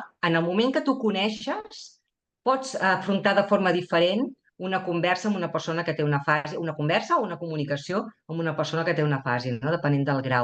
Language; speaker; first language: Catalan; native; Catalan